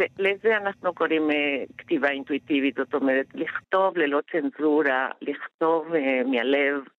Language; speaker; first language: Hebrew; non-native, fluent; Spanish